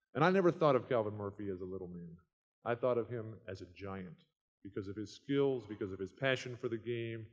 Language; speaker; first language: English; native; English